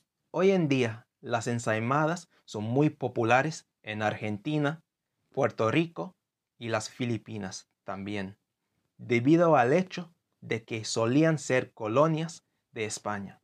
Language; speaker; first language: Spanish; non-native, fluent; English